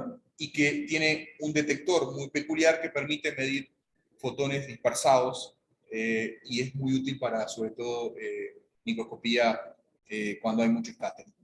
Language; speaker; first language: Spanish; native; Spanish